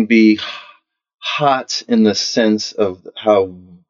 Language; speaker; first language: English; native; English